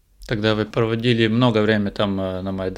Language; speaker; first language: Russian; non-native, local second language; Latvian